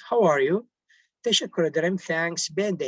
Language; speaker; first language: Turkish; non-native, fluent; Arabic